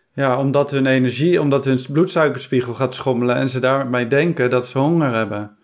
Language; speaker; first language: Dutch; native; Dutch